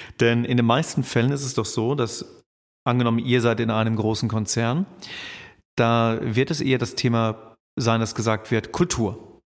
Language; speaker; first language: German; native; German